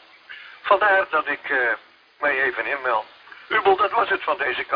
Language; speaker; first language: Dutch; native; Dutch